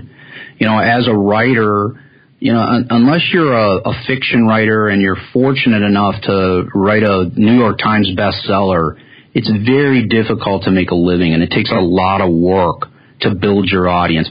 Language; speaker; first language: English; native; English